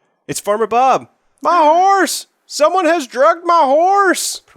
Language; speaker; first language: English; native; English